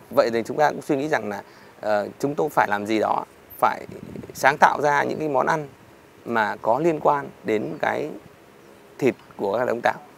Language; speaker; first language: Vietnamese; native; Vietnamese